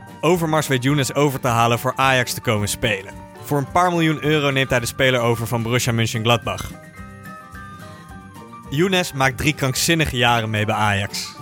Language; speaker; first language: Dutch; native; Dutch